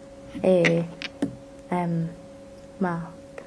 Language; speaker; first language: French; non-native, learner; English